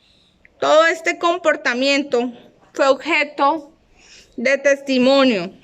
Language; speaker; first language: Spanish; native; Spanish